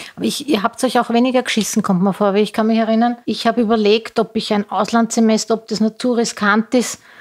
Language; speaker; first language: German; native; German